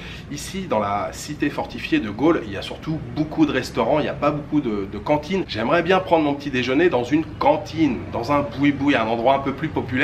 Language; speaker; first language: French; native; French